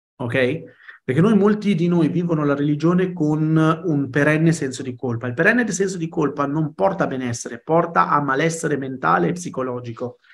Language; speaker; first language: Italian; early bilingual, other home language; Arabic